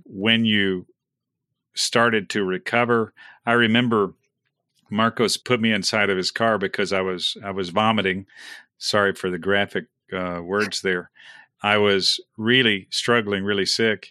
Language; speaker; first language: English; native; English